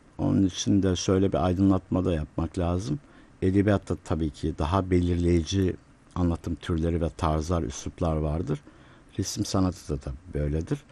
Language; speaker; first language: Turkish; native; Turkish